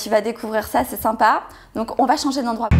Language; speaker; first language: French; native; French